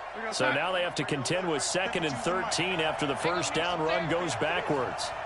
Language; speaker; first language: English; native; English